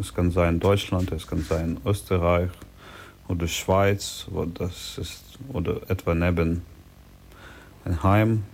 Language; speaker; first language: German; non-native, learner; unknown